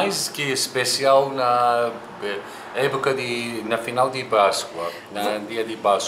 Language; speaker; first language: Portuguese; non-native, learner; Arabic